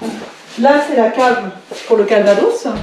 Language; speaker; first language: French; native; French